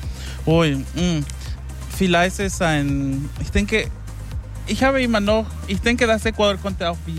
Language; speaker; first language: German; non-native, learner; Spanish